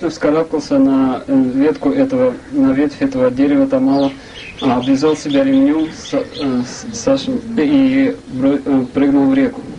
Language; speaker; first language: Russian; native; Russian